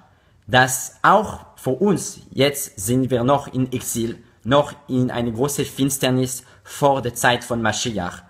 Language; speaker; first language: German; non-native, learner; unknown